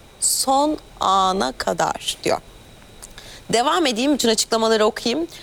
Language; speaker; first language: Turkish; native; Turkish